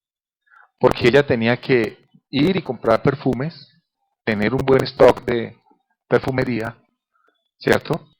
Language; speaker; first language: Spanish; native; Spanish